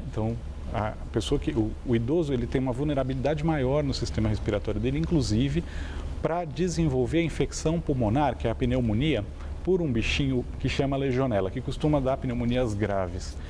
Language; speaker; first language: Portuguese; native; Portuguese